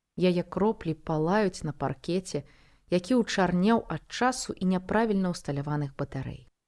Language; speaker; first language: Belarusian; non-native, local second language; Russian